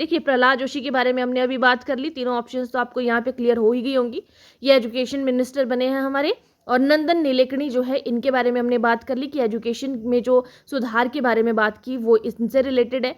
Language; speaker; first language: Hindi; native; Hindi